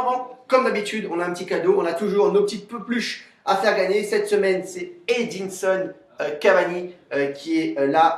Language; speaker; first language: French; native; French